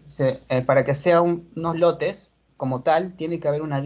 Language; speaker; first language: Spanish; native; Spanish